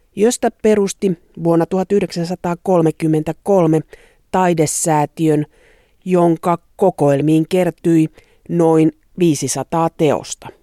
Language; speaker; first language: Finnish; native; Finnish